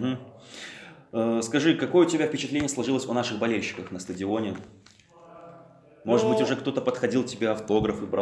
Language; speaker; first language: Russian; native; Russian